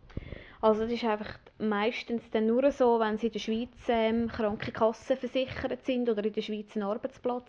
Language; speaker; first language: German; native; German